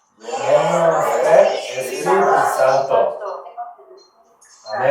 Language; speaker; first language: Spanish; non-native, learner; Korean